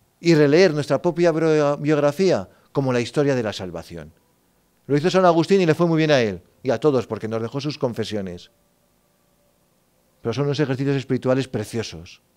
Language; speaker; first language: Spanish; native; Spanish